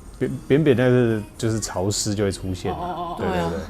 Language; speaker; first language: Chinese; native; Chinese